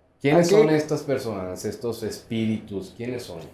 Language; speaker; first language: Spanish; native; Spanish